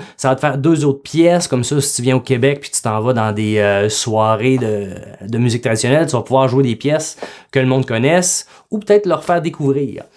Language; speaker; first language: French; native; French